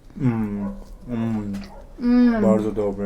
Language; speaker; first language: Polish; non-native, learner; Turkish